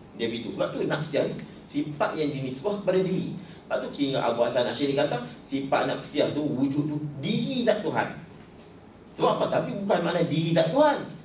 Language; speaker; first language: Malay; native; Malay